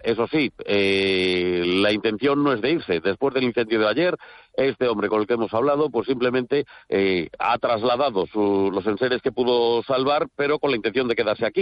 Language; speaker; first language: Spanish; native; Spanish